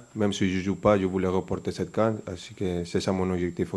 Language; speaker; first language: French; non-native, fluent; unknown